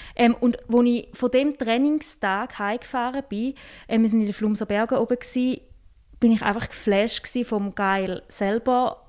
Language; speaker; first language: German; native; German